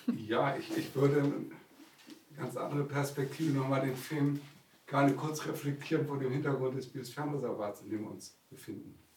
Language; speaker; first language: German; native; German